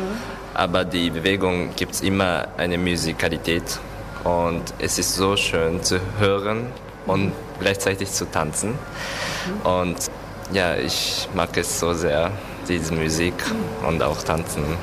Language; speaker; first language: German; non-native, learner; Japanese